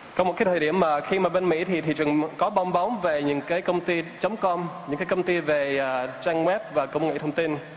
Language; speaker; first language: Vietnamese; non-native, fluent; English